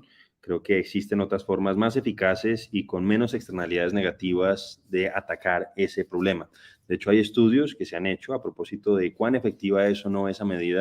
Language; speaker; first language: Spanish; native; Spanish